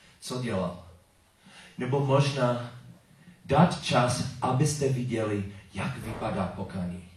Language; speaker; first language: Czech; non-native, learner; English